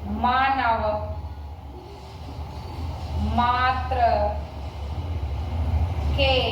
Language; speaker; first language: Hindi; native; Hindi